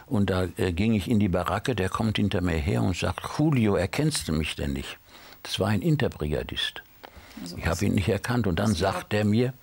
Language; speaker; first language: German; native; German